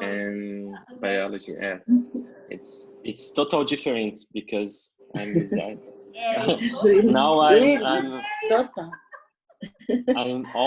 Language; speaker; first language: English; non-native, learner; Portuguese